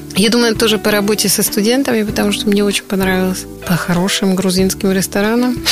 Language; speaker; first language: Russian; non-native, fluent; German